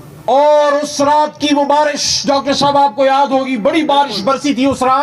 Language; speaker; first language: Urdu; native; Urdu